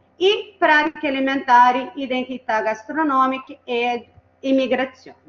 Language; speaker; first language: Italian; non-native, fluent; Portuguese